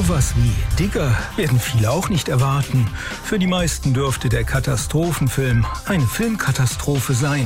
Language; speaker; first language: German; native; German